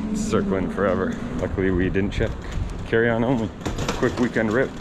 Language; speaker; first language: English; native; English